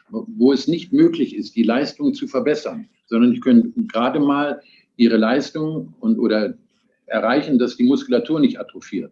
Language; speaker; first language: German; native; German